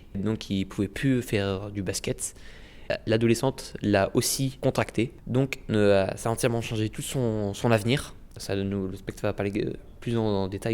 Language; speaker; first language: French; native; French